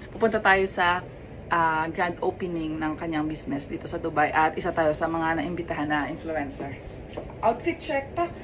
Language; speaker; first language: Filipino; non-native, local second language; Hiligaynon